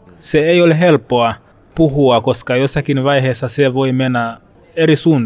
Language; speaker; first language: Finnish; non-native, learner; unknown